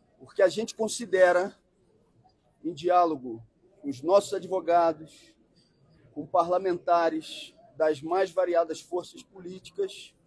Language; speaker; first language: Portuguese; native; Portuguese